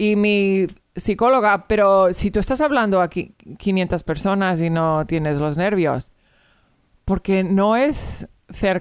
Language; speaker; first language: Spanish; early bilingual, heritage; English